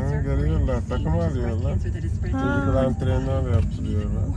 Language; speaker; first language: Turkish; non-native, fluent; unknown